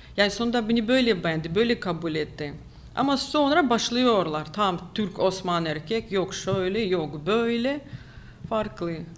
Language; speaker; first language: Turkish; non-native, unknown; Ukrainian